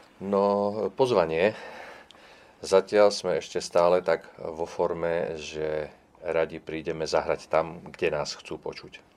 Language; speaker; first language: Slovak; non-native, local second language; Czech